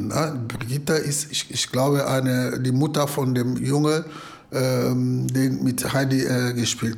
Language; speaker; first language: German; non-native, fluent; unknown